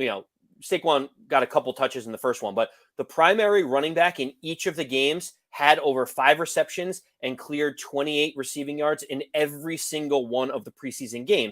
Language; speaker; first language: English; native; English